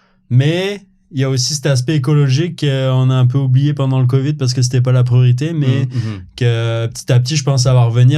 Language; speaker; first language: French; native; French